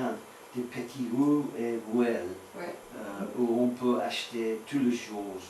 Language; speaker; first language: French; non-native, learner; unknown